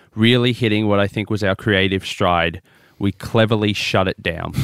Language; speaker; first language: English; native; English